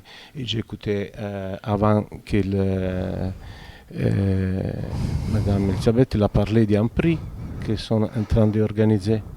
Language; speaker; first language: French; non-native, fluent; Italian